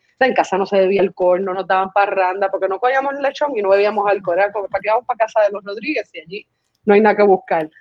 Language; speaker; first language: Spanish; early bilingual, other home language; English